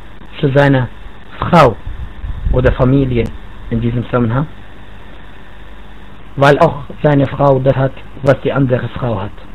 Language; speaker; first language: German; non-native, fluent; Arabic